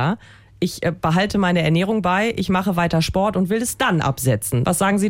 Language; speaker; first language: German; native; German